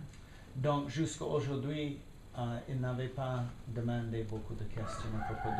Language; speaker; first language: French; non-native, fluent; English